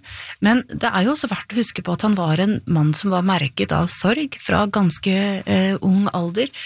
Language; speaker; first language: Norwegian; native; Norwegian